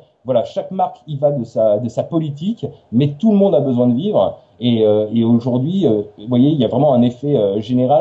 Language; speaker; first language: French; native; French